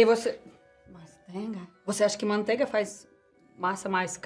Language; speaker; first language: Portuguese; non-native, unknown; Russian